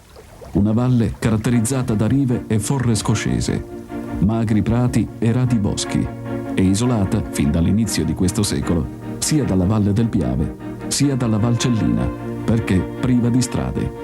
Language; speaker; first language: Italian; native; Italian